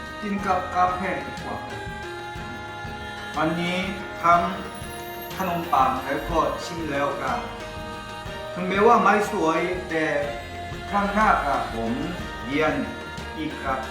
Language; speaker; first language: Thai; non-native, learner; Korean